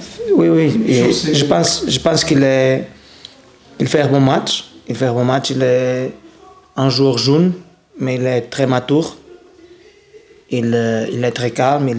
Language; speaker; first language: French; non-native, learner; Portuguese